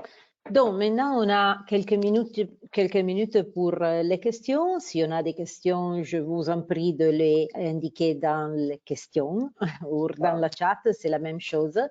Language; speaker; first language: French; non-native, fluent; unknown